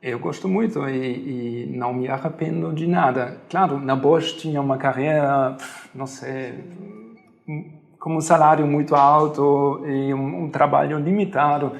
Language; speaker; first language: Portuguese; non-native, fluent; German